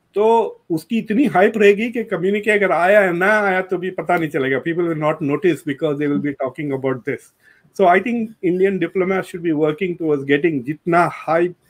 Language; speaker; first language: Hindi; non-native, local second language; Urdu